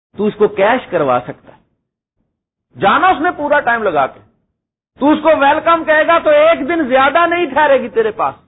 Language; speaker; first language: Urdu; non-native, local second language; Punjabi